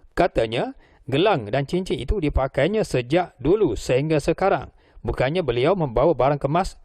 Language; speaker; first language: Malay; native; Malay